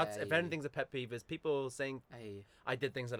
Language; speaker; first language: English; native; English